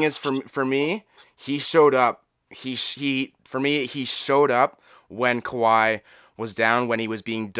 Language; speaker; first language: English; native; English